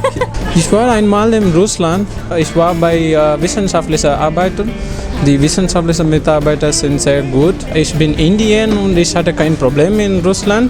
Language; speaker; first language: German; non-native, learner; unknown